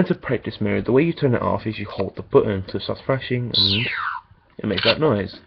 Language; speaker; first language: English; native; English